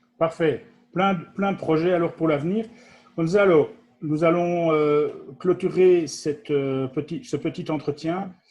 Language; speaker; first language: French; native; French